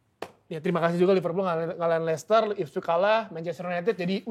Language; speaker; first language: Indonesian; native; Indonesian